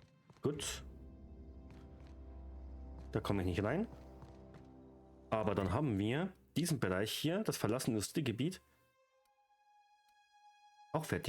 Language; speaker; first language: German; native; German